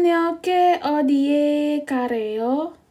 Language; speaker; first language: Korean; non-native, fluent; Indonesian